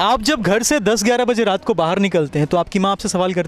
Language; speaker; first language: Hindi; native; Hindi